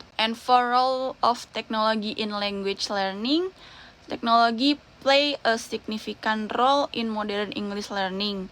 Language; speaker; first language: English; non-native, learner; Indonesian